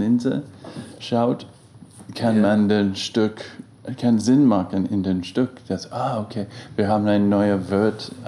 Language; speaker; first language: German; non-native, learner; English